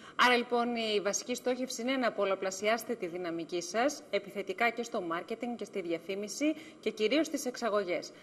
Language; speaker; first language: Greek; native; Greek